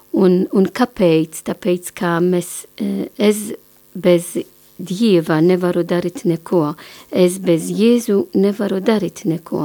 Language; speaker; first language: Latvian; non-native, learner; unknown